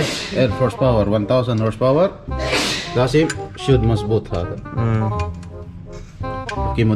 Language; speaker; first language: Arabic; non-native, learner; Filipino